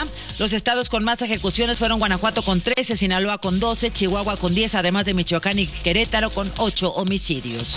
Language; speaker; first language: Spanish; native; Spanish